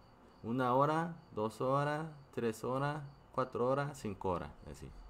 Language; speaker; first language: Spanish; non-native, fluent; Korean